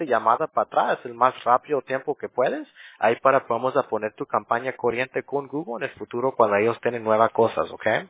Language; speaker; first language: Spanish; early bilingual, heritage; Spanish